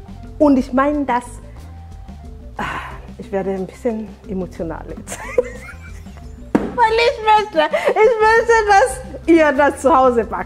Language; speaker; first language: German; non-native, fluent; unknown